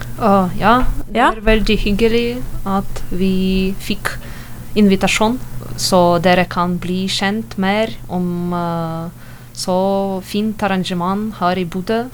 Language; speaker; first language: Norwegian; non-native, learner; Ukrainian